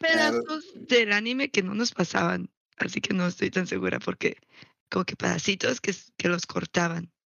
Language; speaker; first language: Spanish; native; Spanish